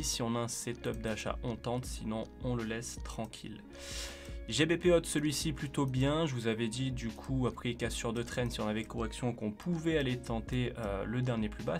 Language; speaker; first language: French; native; French